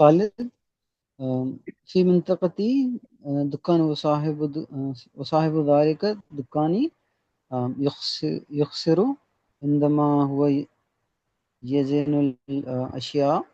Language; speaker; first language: Arabic; non-native, learner; Urdu